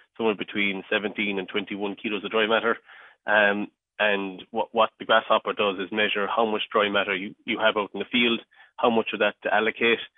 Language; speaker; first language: English; native; English